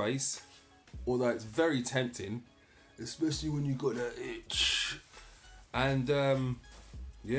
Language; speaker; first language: English; native; English